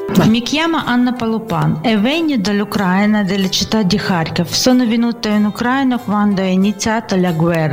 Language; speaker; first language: Italian; non-native, learner; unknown